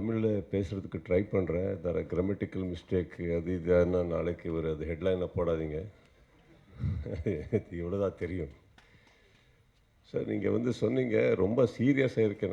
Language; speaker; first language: Tamil; non-native, fluent; Kannada